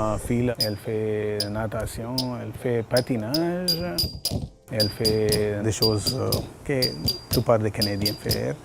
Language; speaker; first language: French; non-native, learner; Tamil